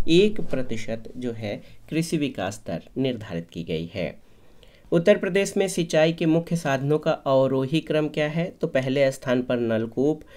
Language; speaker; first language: Hindi; native; Hindi